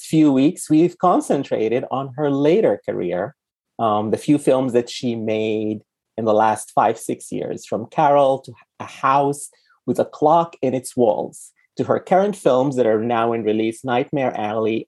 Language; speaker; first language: English; non-native, fluent; Arabic